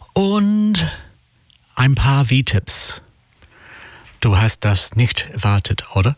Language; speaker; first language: German; non-native, learner; English